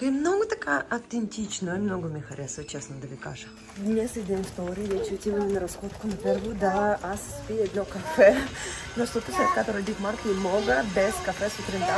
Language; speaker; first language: Bulgarian; non-native, fluent; Russian